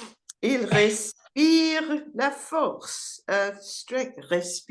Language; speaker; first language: French; non-native, learner; English